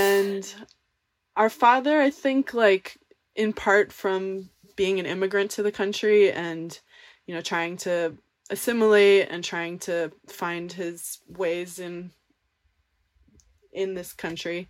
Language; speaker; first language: English; native; English